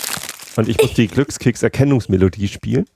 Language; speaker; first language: German; native; German